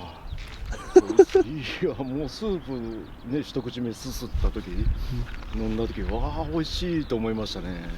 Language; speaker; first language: Japanese; native; Japanese